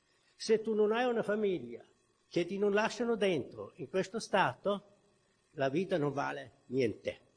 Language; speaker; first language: Italian; non-native, fluent; German